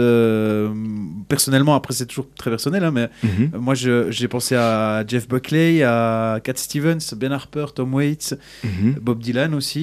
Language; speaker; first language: French; native; French